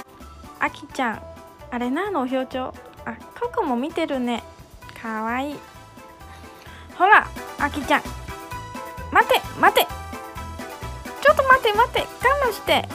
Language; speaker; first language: Japanese; non-native, fluent; Chinese